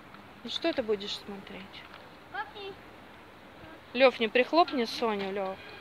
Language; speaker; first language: Russian; native; Russian